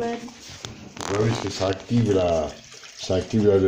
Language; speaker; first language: French; native; French